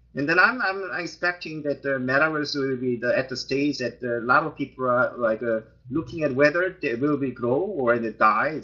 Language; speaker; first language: English; non-native, fluent; Korean